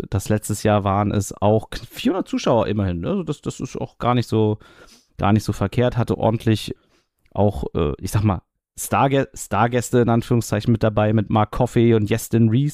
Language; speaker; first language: German; native; German